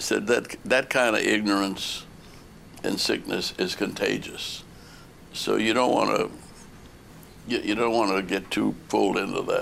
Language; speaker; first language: English; native; English